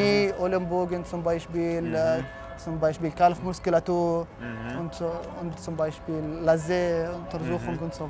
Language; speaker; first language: German; non-native, fluent; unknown